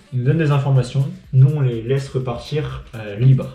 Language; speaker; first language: French; native; French